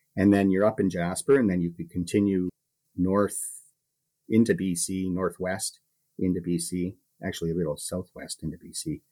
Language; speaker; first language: English; native; English